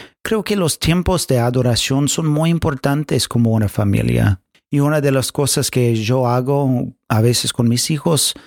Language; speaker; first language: Spanish; non-native, fluent; English